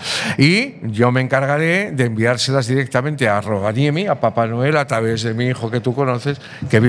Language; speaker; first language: Spanish; native; Spanish